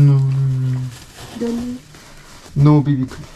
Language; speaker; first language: English; non-native, learner; Korean